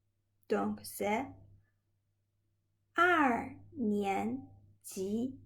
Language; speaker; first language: French; non-native, fluent; Chinese